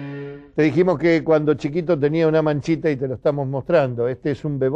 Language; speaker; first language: Spanish; native; Spanish